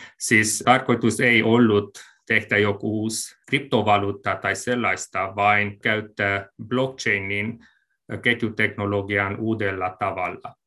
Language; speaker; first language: Finnish; non-native, fluent; Hungarian